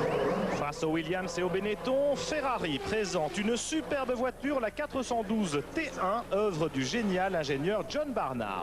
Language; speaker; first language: French; native; French